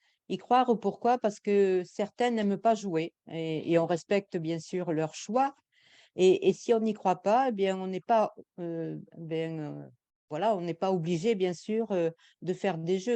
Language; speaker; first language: French; native; French